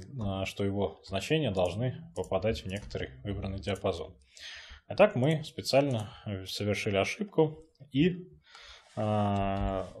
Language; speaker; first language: Russian; native; Russian